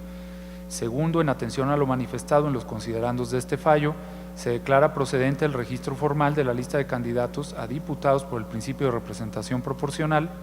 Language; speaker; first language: Spanish; native; Spanish